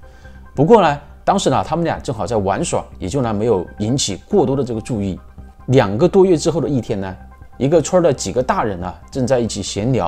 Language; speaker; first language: Chinese; native; Chinese